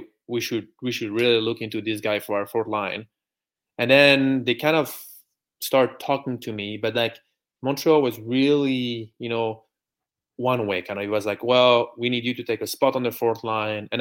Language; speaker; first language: English; non-native, fluent; French